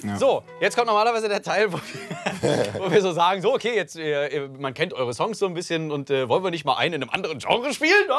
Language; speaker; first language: German; native; German